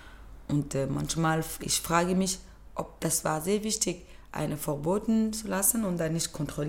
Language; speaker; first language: German; non-native, learner; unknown